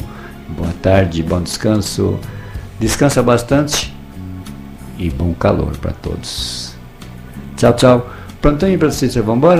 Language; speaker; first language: Portuguese; native; Portuguese